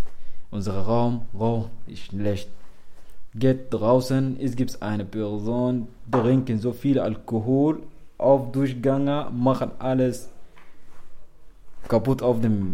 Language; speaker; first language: German; non-native, learner; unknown